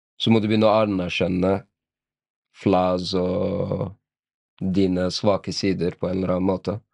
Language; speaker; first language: Norwegian; early bilingual, other home language; Arabic